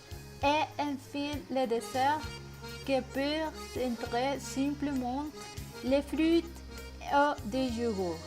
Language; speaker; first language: French; non-native, learner; Spanish